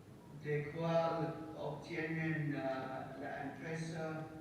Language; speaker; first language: Spanish; non-native, learner; English